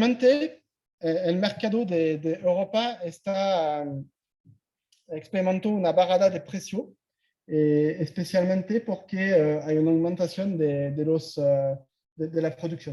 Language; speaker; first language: Spanish; non-native, fluent; French